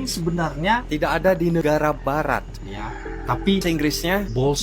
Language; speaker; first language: Indonesian; non-native, fluent; English